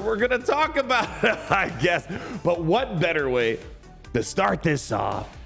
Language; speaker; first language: English; native; English